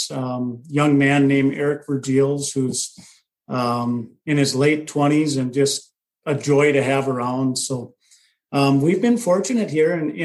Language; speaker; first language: English; native; English